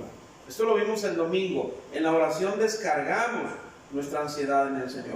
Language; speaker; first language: Spanish; native; Spanish